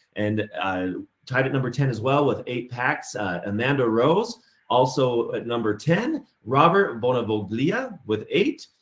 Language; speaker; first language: English; native; English